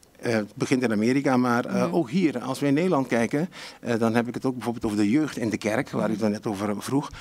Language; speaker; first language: Dutch; non-native, local second language; Papiamento